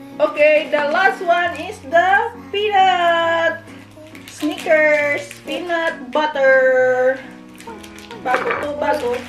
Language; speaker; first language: English; non-native, learner; Filipino